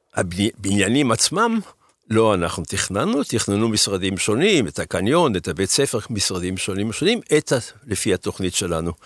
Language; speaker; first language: Hebrew; early bilingual, other home language; German